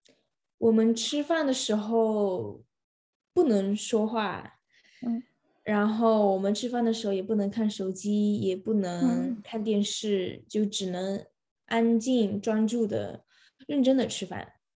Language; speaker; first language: Chinese; early bilingual, other home language; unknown